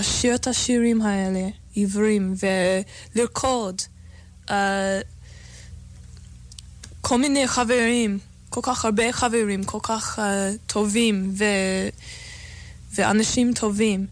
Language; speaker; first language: Hebrew; non-native, learner; English